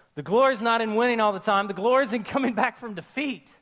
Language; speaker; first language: English; native; English